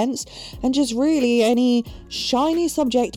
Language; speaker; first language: English; native; English